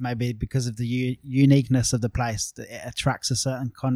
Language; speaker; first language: English; native; English